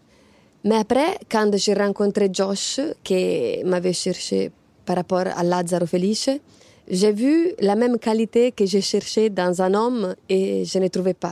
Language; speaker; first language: French; non-native, fluent; Italian